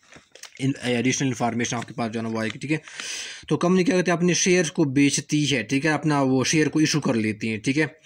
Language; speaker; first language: Urdu; native; Urdu